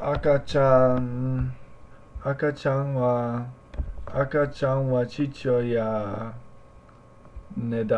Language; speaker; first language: Japanese; non-native, learner; English